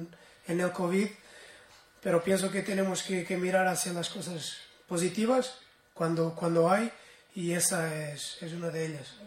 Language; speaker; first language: Spanish; non-native, fluent; Portuguese